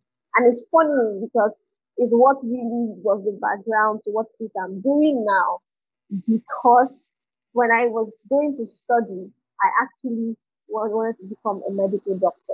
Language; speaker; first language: English; non-native, local second language; Igbo